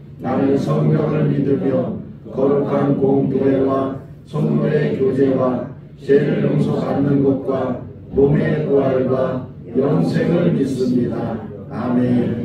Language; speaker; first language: Korean; native; Korean